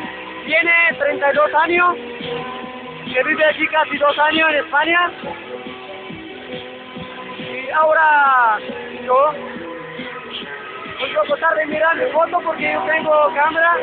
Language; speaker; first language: Spanish; non-native, learner; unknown